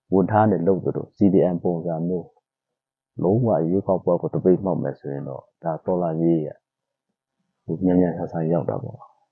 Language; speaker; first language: Burmese; non-native, local second language; Shwe Palaung